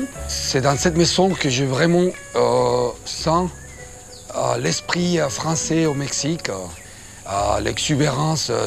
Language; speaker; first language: French; non-native, fluent; Spanish